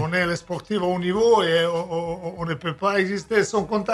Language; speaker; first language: French; non-native, fluent; Serbian